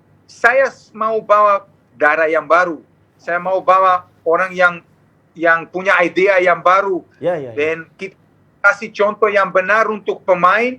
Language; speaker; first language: Indonesian; non-native, fluent; Serbian